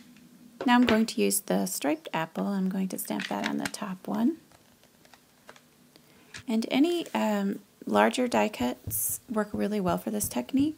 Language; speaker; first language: English; native; English